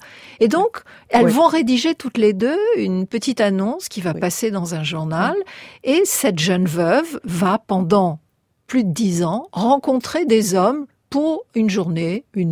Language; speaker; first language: French; native; French